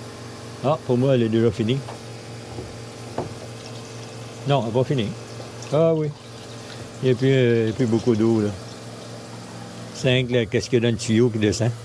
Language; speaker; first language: French; native; French